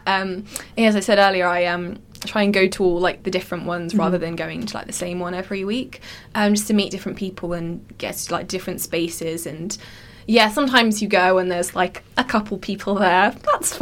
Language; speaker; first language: English; native; English